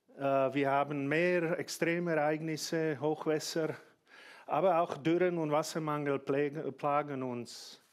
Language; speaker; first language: German; non-native, fluent; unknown